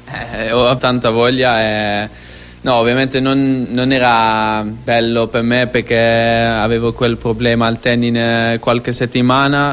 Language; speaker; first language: Italian; non-native, fluent; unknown